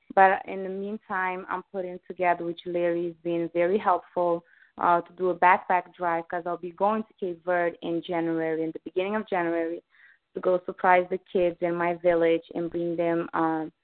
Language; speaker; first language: English; early bilingual, other home language; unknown